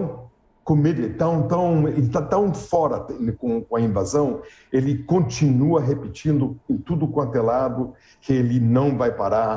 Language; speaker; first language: Portuguese; non-native, fluent; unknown